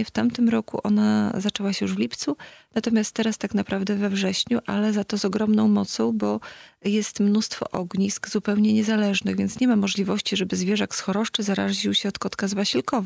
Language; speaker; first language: Polish; native; Polish